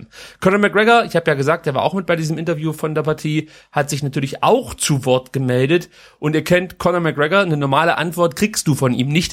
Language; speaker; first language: German; native; German